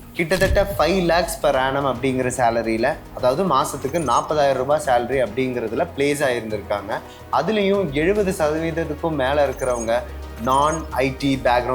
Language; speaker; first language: Tamil; native; Tamil